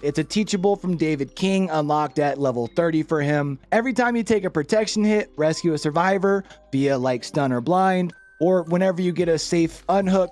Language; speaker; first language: English; native; English